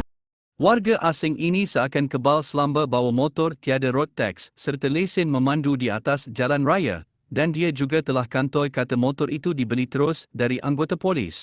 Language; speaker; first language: Malay; native; Malay